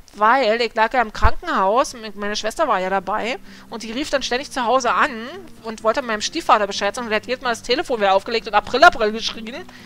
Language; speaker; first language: German; early bilingual, other home language; Polish